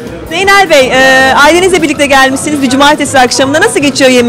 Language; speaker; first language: Turkish; native; Turkish